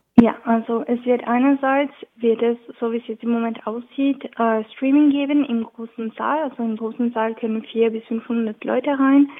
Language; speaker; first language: German; non-native, local second language; French